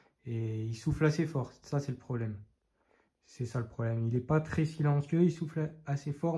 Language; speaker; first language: French; native; French